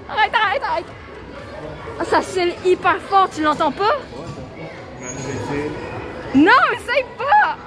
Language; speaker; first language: French; native; French